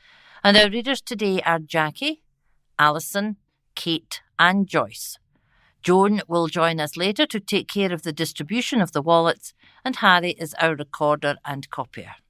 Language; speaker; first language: English; native; English